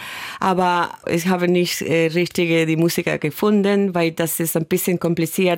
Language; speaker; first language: German; non-native, fluent; Spanish